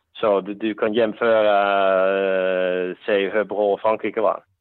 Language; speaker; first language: Swedish; non-native, fluent; Dutch